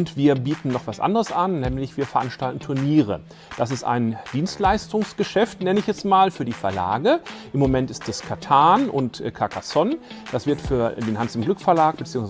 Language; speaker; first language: German; native; German